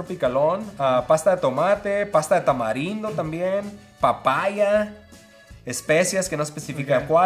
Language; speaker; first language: Spanish; native; Spanish